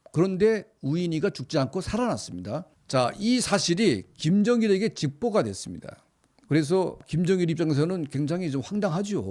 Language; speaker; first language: Korean; native; Korean